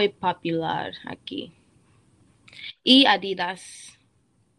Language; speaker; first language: Spanish; non-native, learner; English